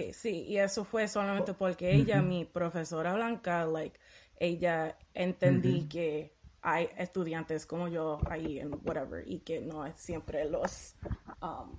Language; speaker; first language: Spanish; early bilingual, heritage; Spanish